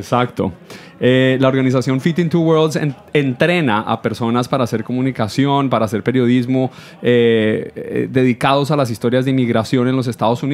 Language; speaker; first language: Spanish; native; Spanish